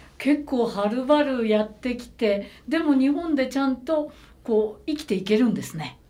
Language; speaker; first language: Japanese; native; Japanese